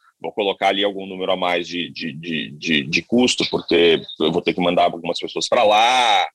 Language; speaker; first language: Portuguese; native; Portuguese